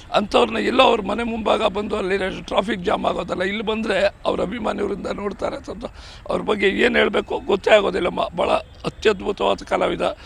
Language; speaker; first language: Kannada; native; Kannada